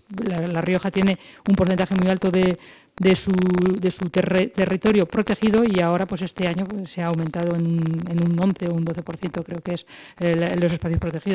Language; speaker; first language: Spanish; native; Spanish